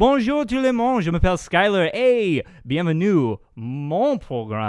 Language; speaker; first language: French; non-native, learner; English